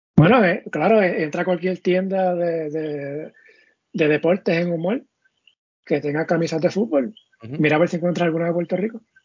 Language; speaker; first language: Spanish; native; Spanish